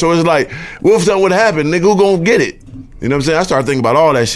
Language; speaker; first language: English; native; English